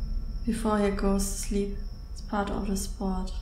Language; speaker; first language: English; non-native, learner; German